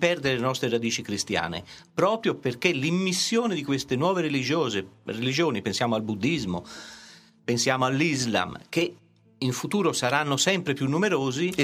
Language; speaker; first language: Italian; native; Italian